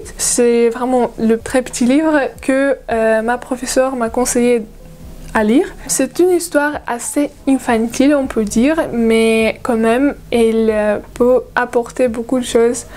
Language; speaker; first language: French; non-native, fluent; Russian